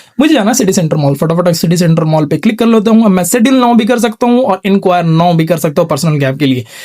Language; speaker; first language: Hindi; native; Hindi